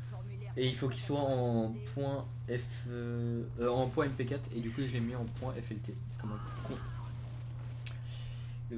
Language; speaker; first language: French; native; French